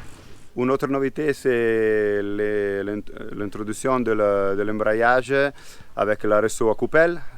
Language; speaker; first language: French; non-native, learner; Italian